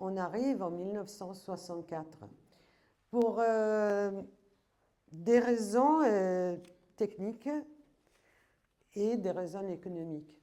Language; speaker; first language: French; non-native, fluent; Italian